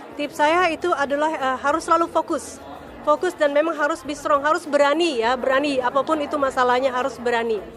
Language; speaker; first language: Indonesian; native; Indonesian